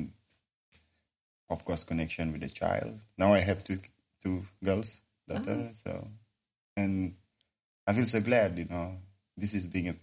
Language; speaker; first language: English; non-native, learner; Indonesian